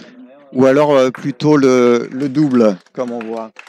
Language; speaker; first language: French; native; French